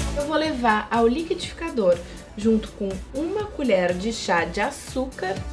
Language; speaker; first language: Portuguese; native; Portuguese